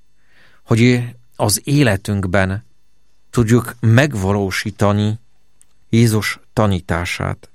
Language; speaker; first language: Hungarian; non-native, fluent; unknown